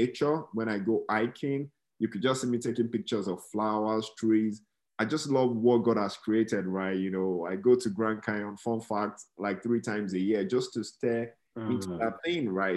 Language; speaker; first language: English; non-native, local second language; Yoruba